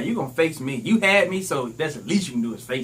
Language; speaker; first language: English; native; English